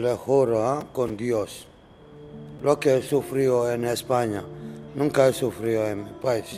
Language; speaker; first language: Spanish; non-native, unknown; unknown